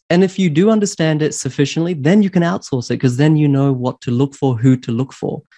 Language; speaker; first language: English; native; English